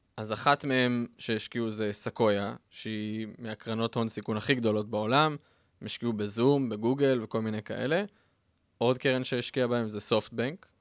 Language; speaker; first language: Hebrew; native; Hebrew